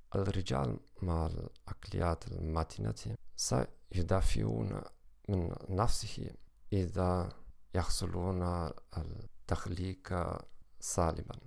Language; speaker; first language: Arabic; non-native, learner; German